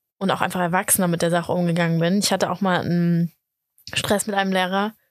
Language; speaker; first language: German; native; German